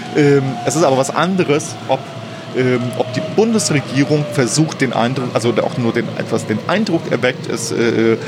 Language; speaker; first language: German; native; German